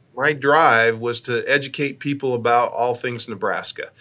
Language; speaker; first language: English; native; English